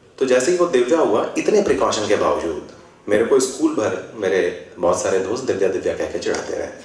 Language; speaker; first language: Hindi; native; Hindi